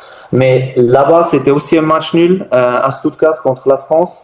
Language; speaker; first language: French; non-native, learner; German